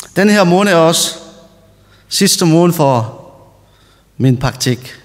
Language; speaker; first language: Danish; non-native, learner; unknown